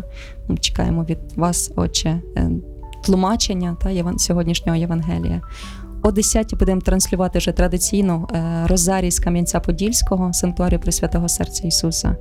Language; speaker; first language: Ukrainian; native; Ukrainian